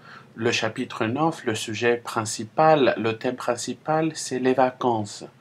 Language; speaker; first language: French; non-native, fluent; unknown